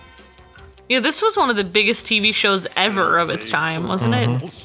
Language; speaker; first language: English; native; English